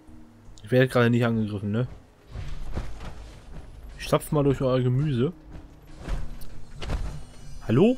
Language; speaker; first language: German; native; German